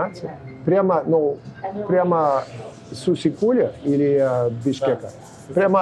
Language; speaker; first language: Russian; non-native, fluent; English